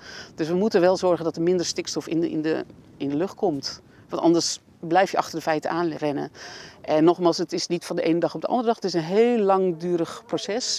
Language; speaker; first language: Dutch; native; Dutch